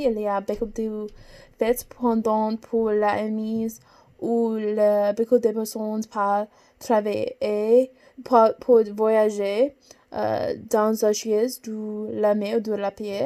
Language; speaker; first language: French; non-native, learner; English